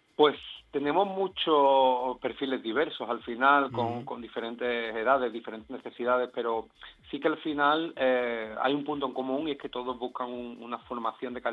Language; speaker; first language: Spanish; native; Spanish